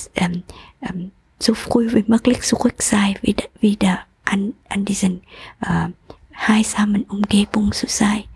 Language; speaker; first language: German; non-native, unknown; Vietnamese